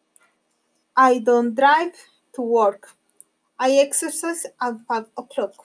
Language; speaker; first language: English; non-native, learner; Spanish